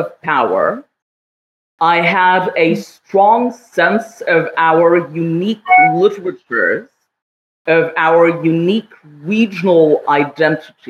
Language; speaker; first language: English; non-native, local second language; Kashmiri